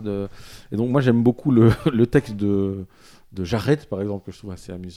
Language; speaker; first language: French; native; French